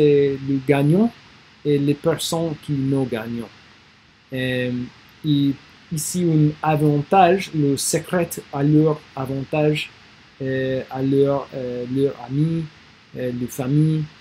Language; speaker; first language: French; non-native, learner; English